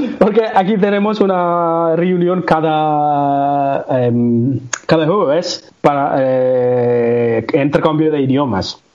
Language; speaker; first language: Spanish; non-native, learner; Tamil